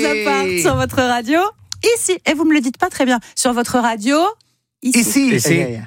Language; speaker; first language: French; native; French